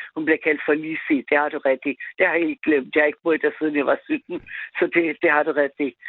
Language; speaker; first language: Danish; non-native, fluent; German